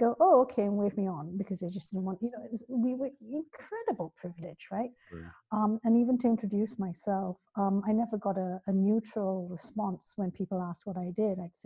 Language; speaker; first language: English; native; English